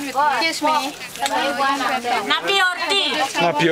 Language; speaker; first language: English; non-native, learner; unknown